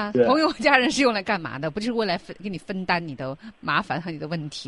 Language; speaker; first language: Chinese; native; Chinese